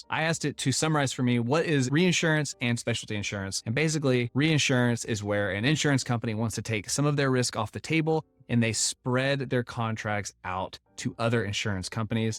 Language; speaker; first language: English; native; English